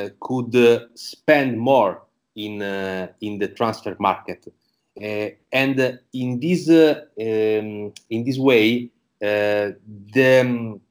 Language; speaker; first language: English; non-native, learner; Italian